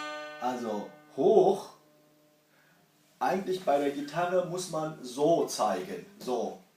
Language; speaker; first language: German; early bilingual, other home language; Kurdish